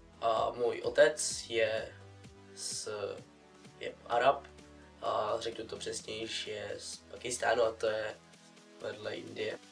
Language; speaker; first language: Czech; early bilingual, other home language; Russian